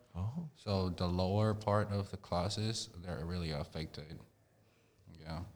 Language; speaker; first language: English; non-native, fluent; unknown